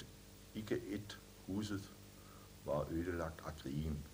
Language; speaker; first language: Danish; non-native, fluent; German